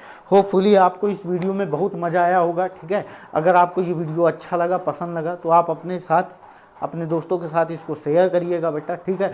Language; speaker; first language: Hindi; native; Hindi